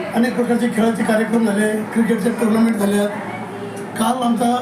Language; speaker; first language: Marathi; non-native, local second language; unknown